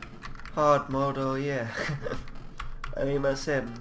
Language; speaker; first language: Japanese; non-native, learner; English